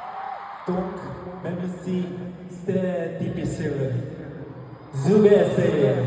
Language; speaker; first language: French; non-native, learner; Korean